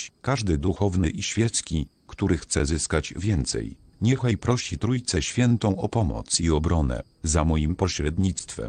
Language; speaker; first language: Polish; native; Polish